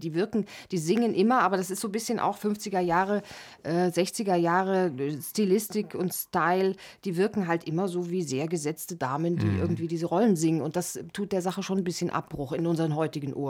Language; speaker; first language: German; native; German